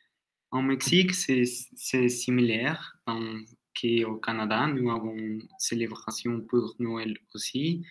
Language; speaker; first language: French; non-native, learner; Spanish